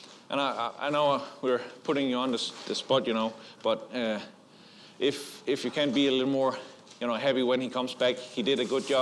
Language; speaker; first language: English; non-native, fluent; Danish